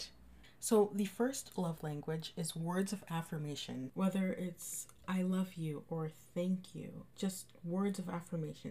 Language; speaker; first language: English; native; English